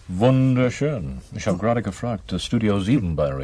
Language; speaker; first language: German; non-native, learner; English